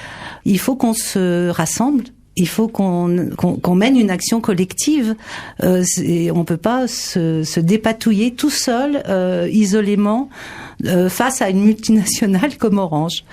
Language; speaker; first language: French; native; French